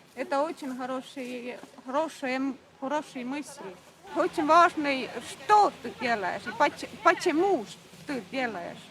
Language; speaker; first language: Russian; non-native, learner; Latvian